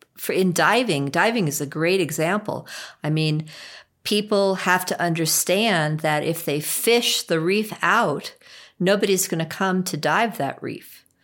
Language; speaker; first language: English; native; English